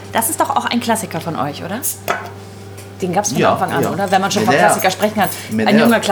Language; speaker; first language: German; native; German